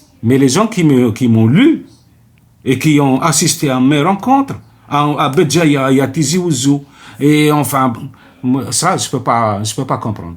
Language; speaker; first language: French; non-native, local second language; Arabic